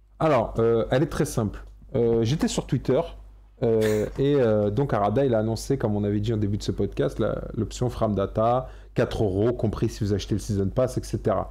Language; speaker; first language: French; native; French